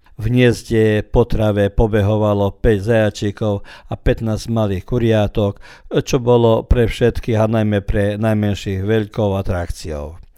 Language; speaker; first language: Slovak; early bilingual, heritage; Croatian